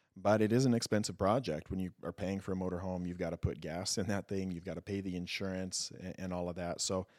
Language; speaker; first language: English; native; English